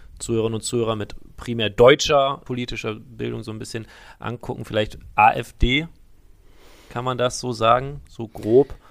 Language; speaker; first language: German; native; German